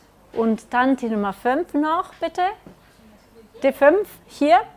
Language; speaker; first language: German; non-native, learner; Catalan